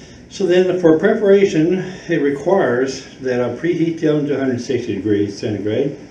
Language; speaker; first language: English; native; English